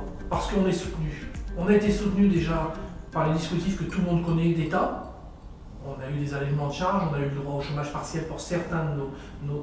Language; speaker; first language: French; native; French